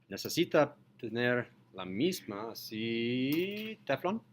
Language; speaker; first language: Spanish; non-native, learner; English